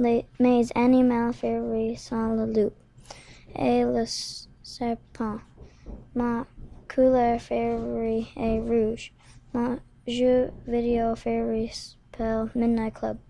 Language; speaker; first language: French; non-native, local second language; English